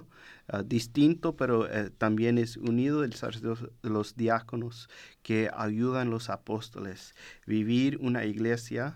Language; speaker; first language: Spanish; early bilingual, heritage; Spanish